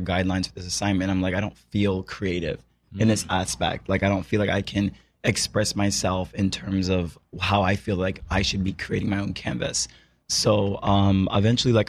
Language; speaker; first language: English; native; English